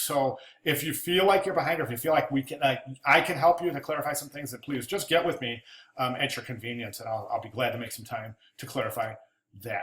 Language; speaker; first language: English; native; English